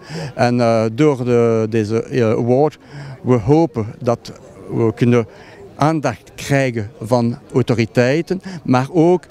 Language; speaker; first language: Dutch; non-native, fluent; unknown